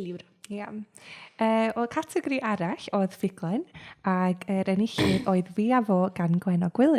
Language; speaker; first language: Welsh; native; Welsh